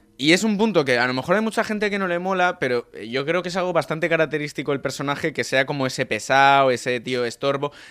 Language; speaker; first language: Spanish; non-native, local second language; Catalan